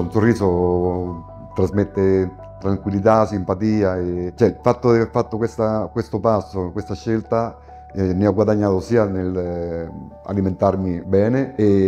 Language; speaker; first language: Italian; native; Italian